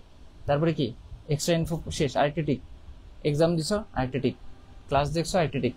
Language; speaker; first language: Bangla; native; Bangla